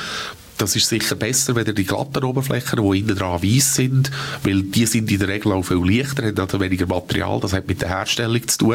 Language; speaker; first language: German; native; German